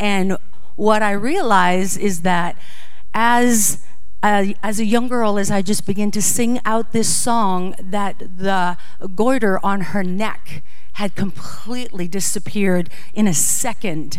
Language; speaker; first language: English; early bilingual, other home language; Dutch